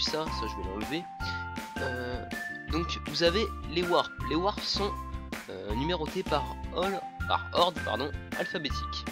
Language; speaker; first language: French; native; French